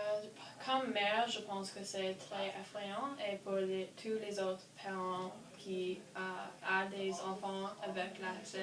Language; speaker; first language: French; non-native, learner; English